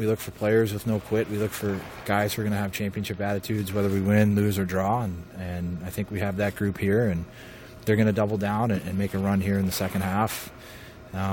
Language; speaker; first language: English; native; English